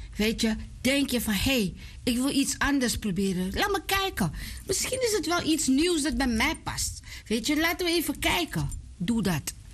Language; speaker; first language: Dutch; native; Dutch